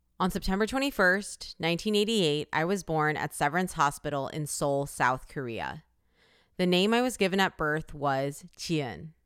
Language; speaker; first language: English; early bilingual, other home language; Korean